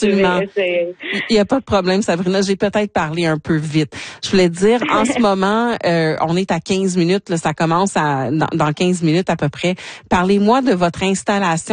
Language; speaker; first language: French; native; French